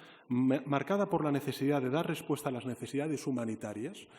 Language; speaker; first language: Spanish; native; Spanish